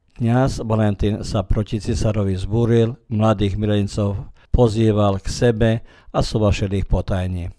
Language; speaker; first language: Slovak; early bilingual, heritage; Slovak